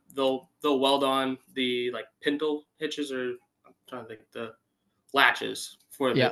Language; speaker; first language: English; native; English